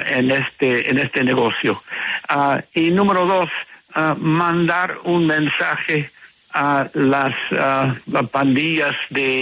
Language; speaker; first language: Spanish; non-native, fluent; English